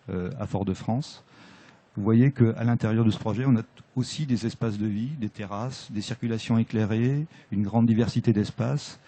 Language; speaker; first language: French; native; French